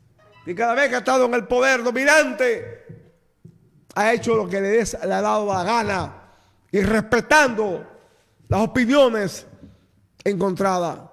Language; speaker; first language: Spanish; native; Spanish